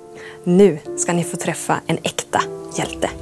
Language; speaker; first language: Swedish; native; Swedish